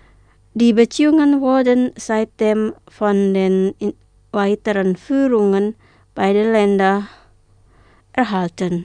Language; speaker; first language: German; non-native, fluent; Indonesian